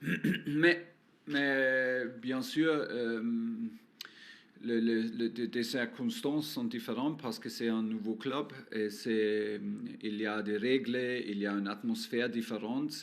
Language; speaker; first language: French; non-native, learner; German